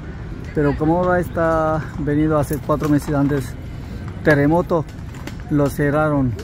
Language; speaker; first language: Spanish; non-native, learner; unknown